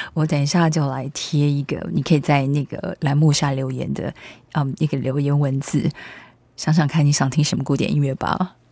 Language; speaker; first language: Chinese; native; Chinese